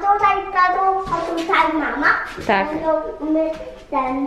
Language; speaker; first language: Polish; early bilingual, heritage; Polish